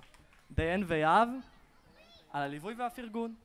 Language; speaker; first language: Hebrew; native; Hebrew